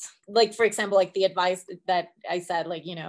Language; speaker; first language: English; non-native, fluent; Spanish